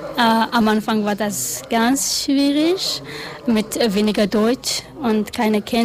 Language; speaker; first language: German; non-native, learner; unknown